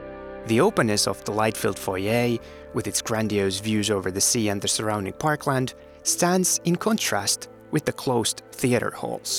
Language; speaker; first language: English; non-native, fluent; Finnish